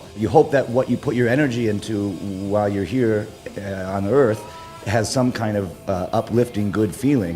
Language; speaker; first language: English; native; English